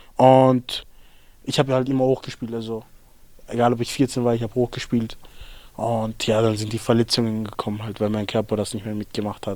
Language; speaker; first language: German; early bilingual, other home language; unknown